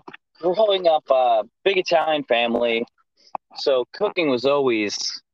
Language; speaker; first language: English; native; English